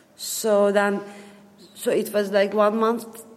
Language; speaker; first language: English; non-native, fluent; Turkish